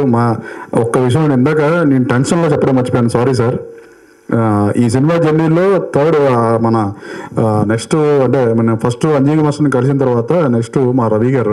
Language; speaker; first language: Telugu; native; Telugu